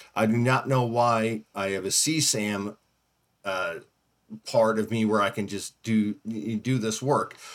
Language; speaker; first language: English; native; English